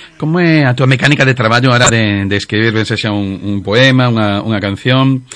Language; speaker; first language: Galician; non-native, local second language; Spanish